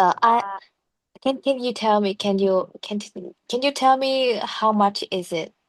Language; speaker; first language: English; non-native, learner; Vietnamese